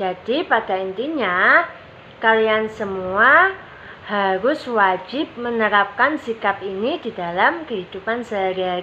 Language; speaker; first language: Indonesian; native; Indonesian